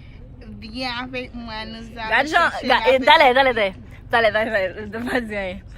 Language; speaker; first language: French; non-native, learner; Haitian Creole